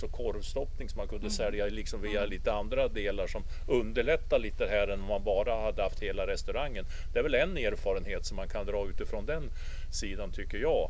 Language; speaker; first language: Swedish; native; Swedish